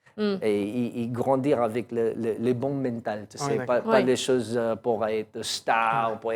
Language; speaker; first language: French; non-native, learner; English